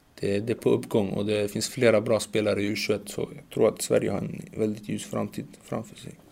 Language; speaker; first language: Swedish; early bilingual, other home language; Macedonian